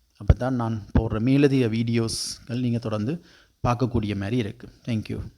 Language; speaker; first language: Tamil; native; Tamil